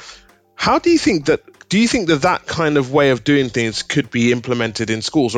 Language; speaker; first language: English; native; English